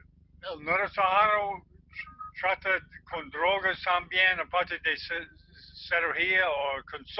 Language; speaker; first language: Spanish; non-native, learner; English